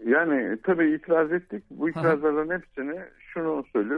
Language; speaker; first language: Turkish; native; Turkish